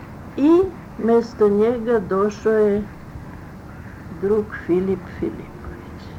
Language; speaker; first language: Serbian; early bilingual, other home language; Russian